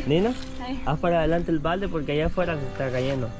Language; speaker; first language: Spanish; native; Spanish